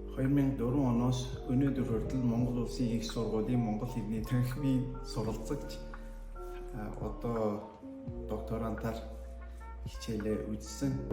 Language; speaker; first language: Mongolian; non-native, fluent; Turkish